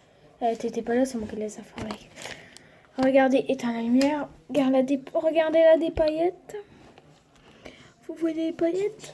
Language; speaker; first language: French; native; French